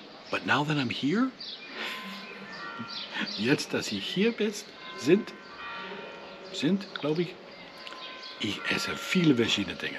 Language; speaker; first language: German; non-native, learner; English